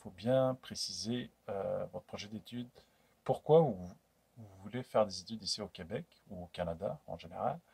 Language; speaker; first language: French; non-native, local second language; Kabyle